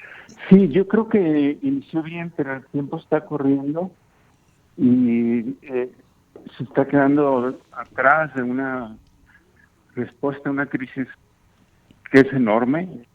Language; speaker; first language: Spanish; native; Spanish